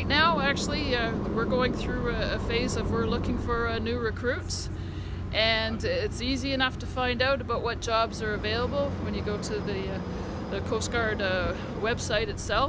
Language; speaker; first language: English; native; English